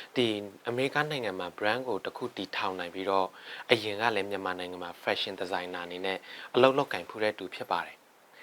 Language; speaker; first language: Burmese; non-native, local second language; Shan